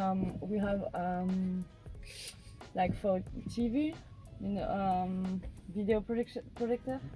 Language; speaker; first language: English; non-native, learner; French